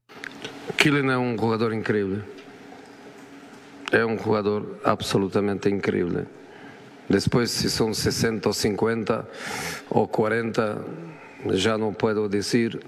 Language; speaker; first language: Spanish; non-native, fluent; Portuguese